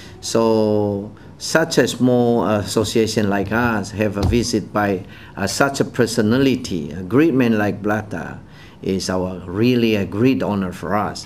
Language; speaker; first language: English; non-native, fluent; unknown